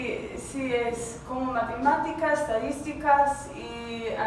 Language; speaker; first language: Spanish; non-native, learner; English